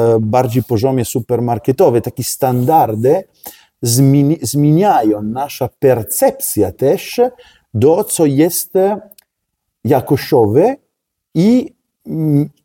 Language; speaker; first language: Polish; non-native, learner; Italian